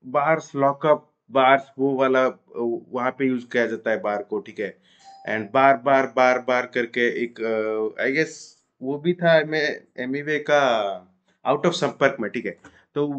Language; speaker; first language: Hindi; non-native, local second language; Odia